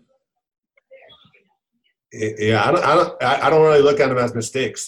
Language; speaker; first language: English; native; English